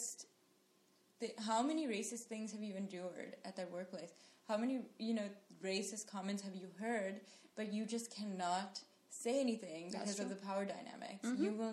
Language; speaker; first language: English; non-native, local second language; Sinhala